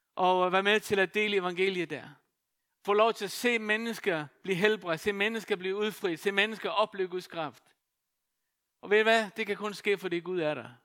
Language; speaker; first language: Danish; non-native, local second language; Faroese